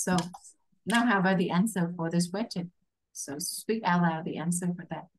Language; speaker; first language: English; non-native, fluent; Vietnamese